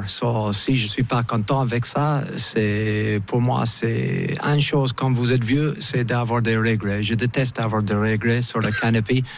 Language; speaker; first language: French; non-native, fluent; English